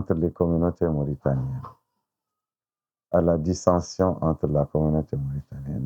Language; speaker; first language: French; non-native, local second language; Arabic